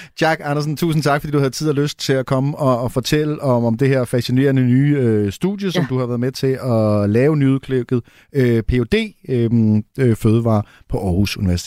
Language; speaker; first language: Danish; native; Danish